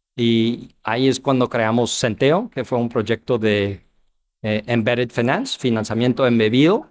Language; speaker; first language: Spanish; non-native, fluent; English